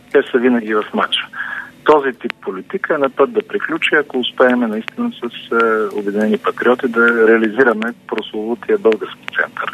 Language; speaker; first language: Bulgarian; native; Bulgarian